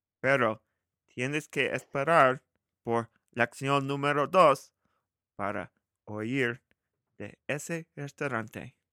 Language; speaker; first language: Spanish; non-native, learner; English